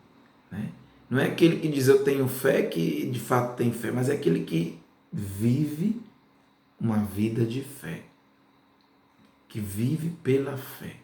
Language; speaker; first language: Portuguese; native; Portuguese